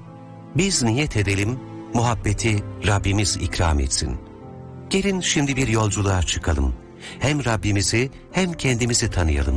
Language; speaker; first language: Turkish; native; Turkish